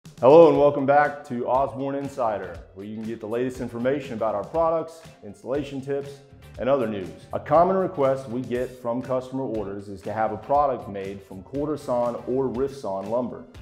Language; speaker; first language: English; native; English